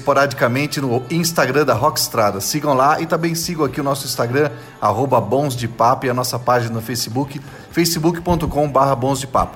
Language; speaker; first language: Portuguese; native; Portuguese